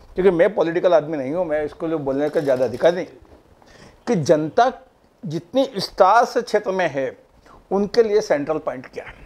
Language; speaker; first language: Hindi; native; Hindi